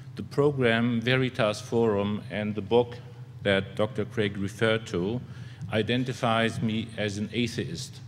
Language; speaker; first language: English; non-native, fluent; German